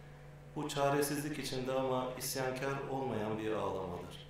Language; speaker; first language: Turkish; native; Turkish